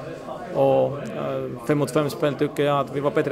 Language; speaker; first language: Swedish; non-native, fluent; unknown